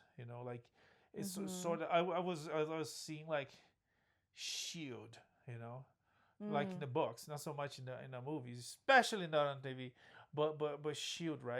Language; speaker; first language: English; non-native, fluent; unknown